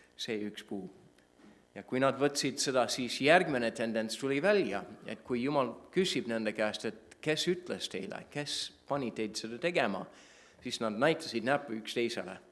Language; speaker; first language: Estonian; non-native, fluent; English